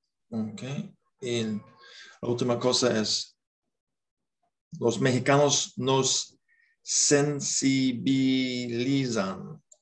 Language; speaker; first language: Spanish; non-native, fluent; English